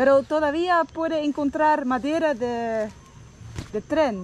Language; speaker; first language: Spanish; non-native, learner; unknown